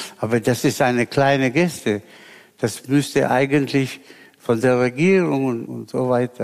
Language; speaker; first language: German; non-native, fluent; Spanish